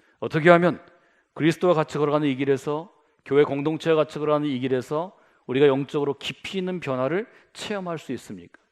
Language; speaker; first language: Korean; native; Korean